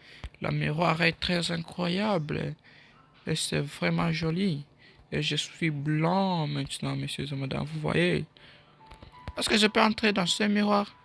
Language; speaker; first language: French; non-native, learner; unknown